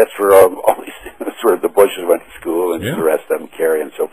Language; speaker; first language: English; native; English